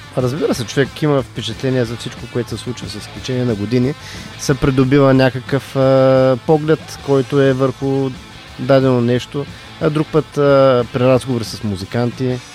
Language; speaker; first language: Bulgarian; native; Bulgarian